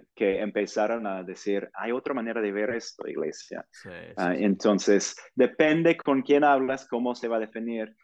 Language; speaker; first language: Spanish; non-native, fluent; English